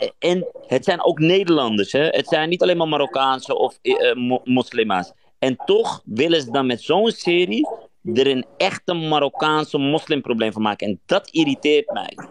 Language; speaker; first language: Dutch; early bilingual, other home language; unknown